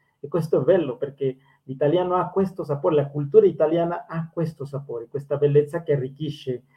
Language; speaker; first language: Italian; non-native, fluent; Spanish